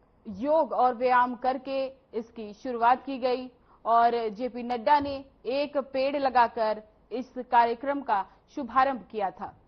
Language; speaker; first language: Hindi; native; Hindi